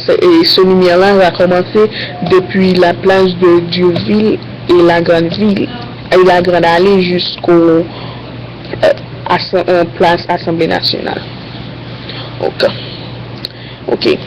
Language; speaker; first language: French; non-native, learner; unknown